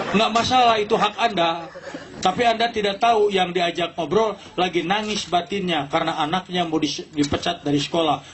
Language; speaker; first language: Indonesian; non-native, local second language; Sundanese